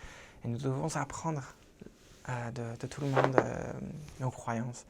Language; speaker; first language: French; non-native, fluent; English